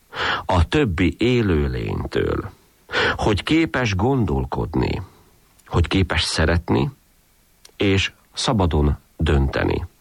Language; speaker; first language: Hungarian; native; Hungarian